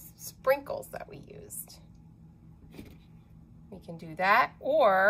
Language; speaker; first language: English; native; English